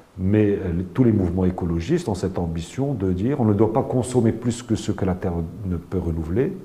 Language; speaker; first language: French; non-native, local second language; Arabic